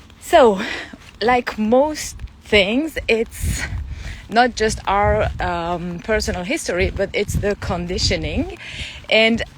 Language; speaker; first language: English; non-native, fluent; French